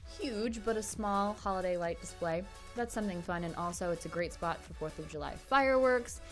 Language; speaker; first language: English; native; English